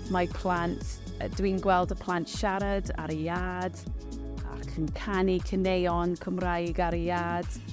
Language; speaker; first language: Welsh; non-native, local second language; English